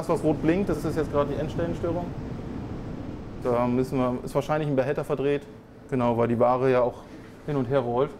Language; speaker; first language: German; native; German